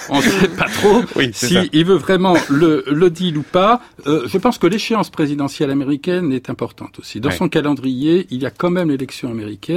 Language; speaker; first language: French; native; French